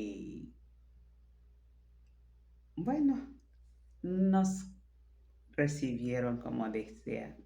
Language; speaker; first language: Spanish; non-native, fluent; French